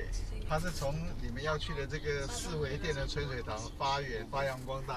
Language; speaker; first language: Chinese; native; Chinese